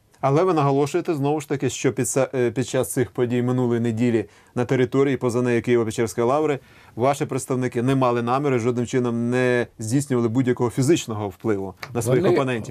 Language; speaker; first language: Ukrainian; native; Ukrainian